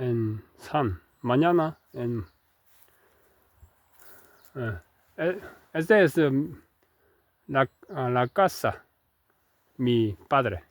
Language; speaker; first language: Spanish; non-native, learner; Korean